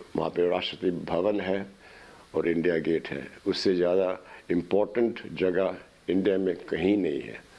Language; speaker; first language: Hindi; non-native, local second language; Bangla